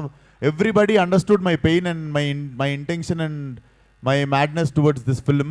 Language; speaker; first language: Telugu; native; Telugu